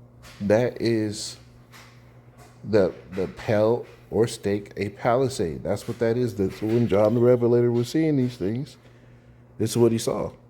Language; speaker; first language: English; native; English